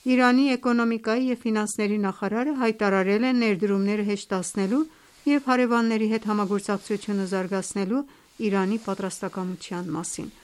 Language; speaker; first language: Armenian; native; Armenian